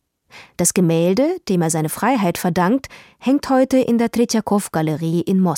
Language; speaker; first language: German; native; German